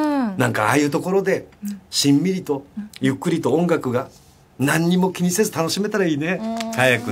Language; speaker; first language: Japanese; native; Japanese